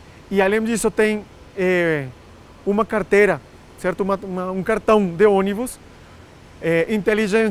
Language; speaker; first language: Portuguese; non-native, fluent; Spanish